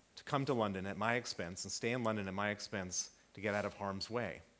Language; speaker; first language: English; native; English